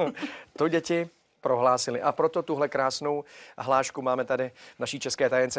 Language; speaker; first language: Czech; native; Czech